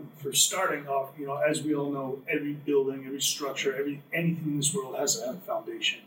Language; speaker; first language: English; native; English